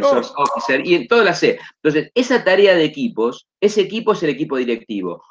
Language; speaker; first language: Spanish; native; Spanish